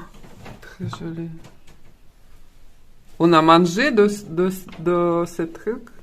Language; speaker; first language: French; non-native, fluent; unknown